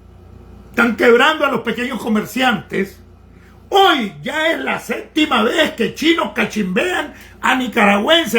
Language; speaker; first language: Spanish; native; Spanish